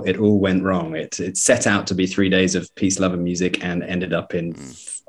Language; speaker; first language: English; native; English